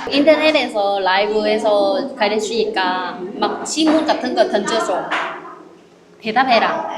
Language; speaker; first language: Korean; non-native, learner; Vietnamese